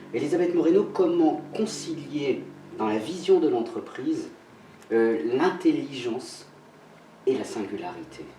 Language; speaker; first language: French; native; French